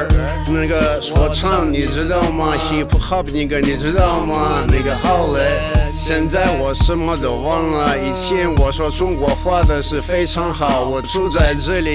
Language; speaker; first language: Chinese; non-native, learner; Russian